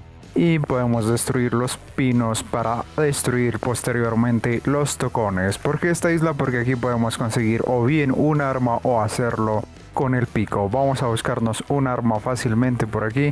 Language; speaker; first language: Spanish; native; Spanish